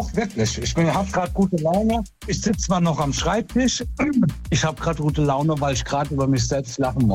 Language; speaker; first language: German; native; German